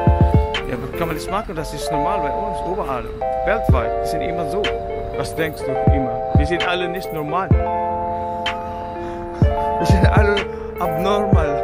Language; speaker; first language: German; non-native, learner; Filipino